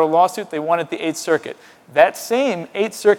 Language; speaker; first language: English; native; English